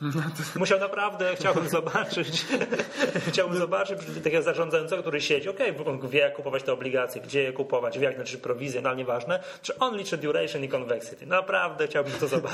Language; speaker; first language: Polish; native; Polish